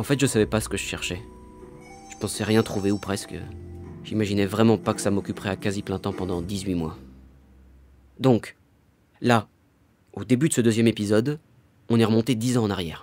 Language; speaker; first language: French; native; French